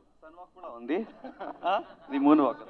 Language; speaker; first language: Telugu; non-native, local second language; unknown